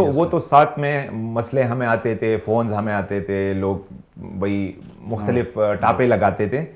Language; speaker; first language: Urdu; non-native, local second language; Pashto